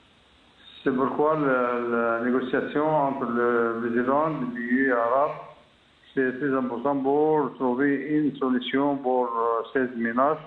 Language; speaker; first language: French; non-native, fluent; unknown